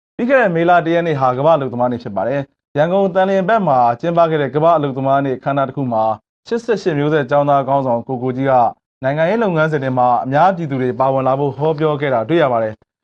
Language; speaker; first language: Burmese; native; Burmese